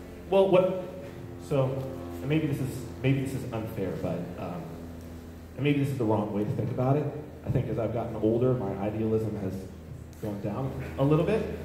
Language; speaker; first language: English; native; English